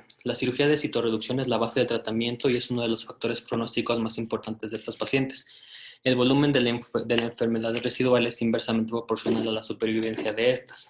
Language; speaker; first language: Spanish; native; Spanish